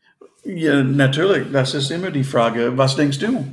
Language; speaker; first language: German; non-native, fluent; English